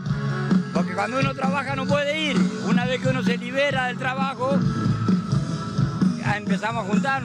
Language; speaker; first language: Spanish; native; Spanish